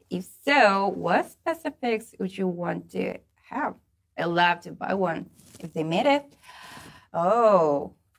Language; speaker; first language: English; non-native, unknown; Japanese